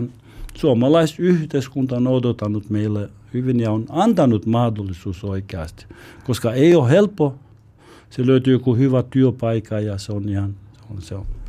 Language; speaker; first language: Finnish; non-native, learner; Albanian